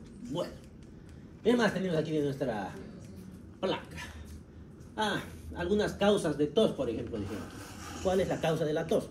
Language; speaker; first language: Spanish; native; Spanish